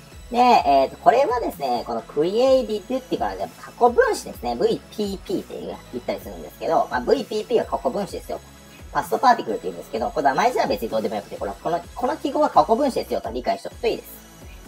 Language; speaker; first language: Japanese; native; Japanese